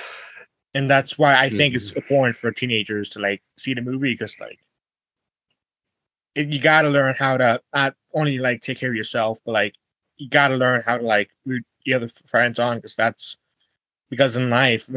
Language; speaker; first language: English; native; English